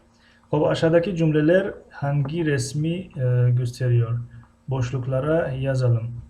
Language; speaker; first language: Turkish; non-native, fluent; Tajik